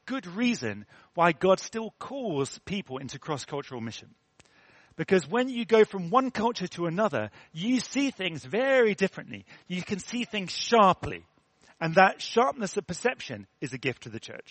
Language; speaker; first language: English; native; English